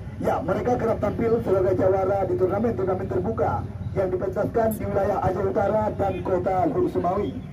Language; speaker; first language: Indonesian; non-native, local second language; Achinese